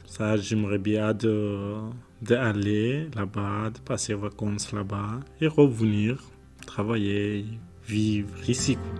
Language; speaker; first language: French; non-native, learner; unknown